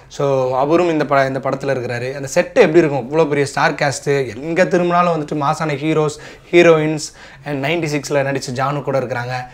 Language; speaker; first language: Tamil; native; Tamil